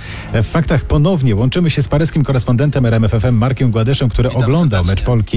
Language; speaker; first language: Polish; native; Polish